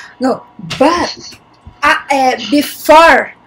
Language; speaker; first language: English; non-native, learner; Portuguese